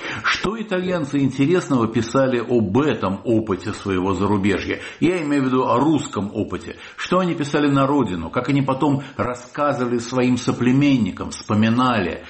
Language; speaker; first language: Russian; native; Russian